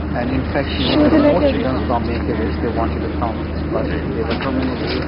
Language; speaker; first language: English; non-native, local second language; Urdu